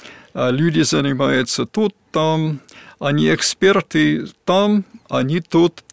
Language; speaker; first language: Russian; non-native, fluent; English